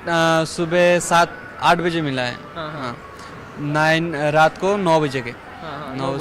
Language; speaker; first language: Hindi; non-native, local second language; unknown